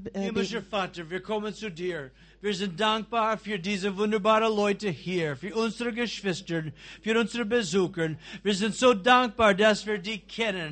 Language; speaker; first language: German; non-native, fluent; English